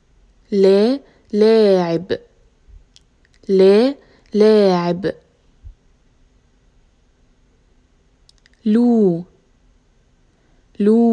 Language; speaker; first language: Arabic; native; Arabic